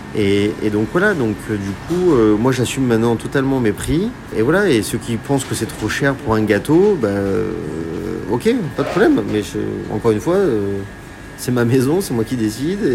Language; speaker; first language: French; native; French